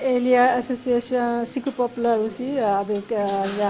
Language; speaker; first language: French; non-native, learner; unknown